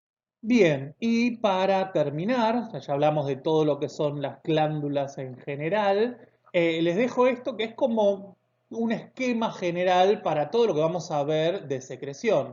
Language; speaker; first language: Spanish; native; Spanish